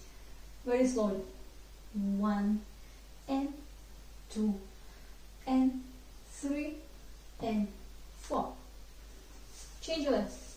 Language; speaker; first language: English; non-native, fluent; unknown